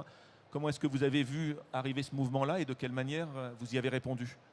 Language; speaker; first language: French; native; French